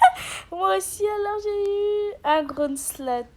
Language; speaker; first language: French; native; French